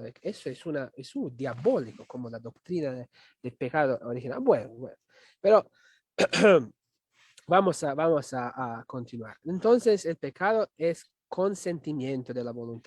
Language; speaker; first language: Spanish; non-native, fluent; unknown